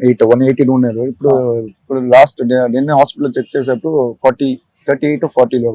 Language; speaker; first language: Telugu; non-native, local second language; Tamil